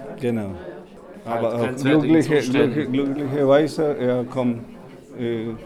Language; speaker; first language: German; non-native, learner; Spanish